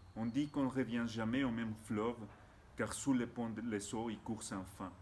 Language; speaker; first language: French; non-native, fluent; Spanish